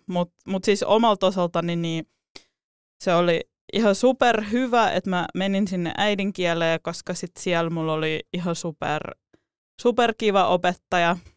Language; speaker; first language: Finnish; early bilingual, other home language; Russian